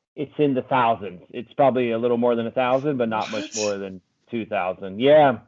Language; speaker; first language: English; native; English